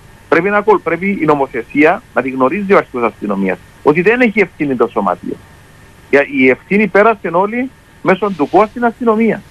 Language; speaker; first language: Greek; native; Greek